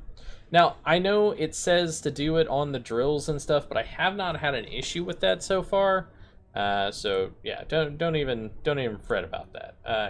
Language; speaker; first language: English; native; English